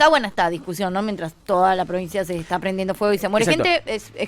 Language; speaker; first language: Spanish; native; Spanish